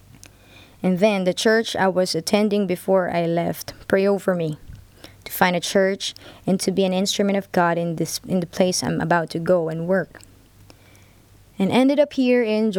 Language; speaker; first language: English; non-native, local second language; Filipino